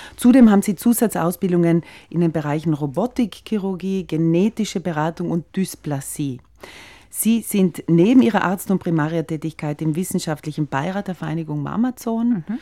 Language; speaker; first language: German; native; German